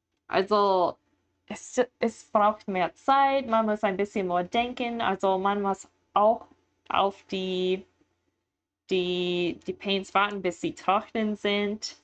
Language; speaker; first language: German; non-native, learner; English